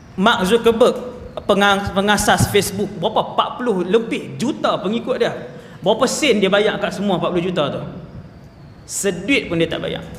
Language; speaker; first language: Malay; native; Malay